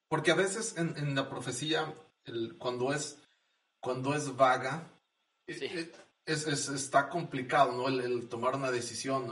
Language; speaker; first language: Spanish; native; Spanish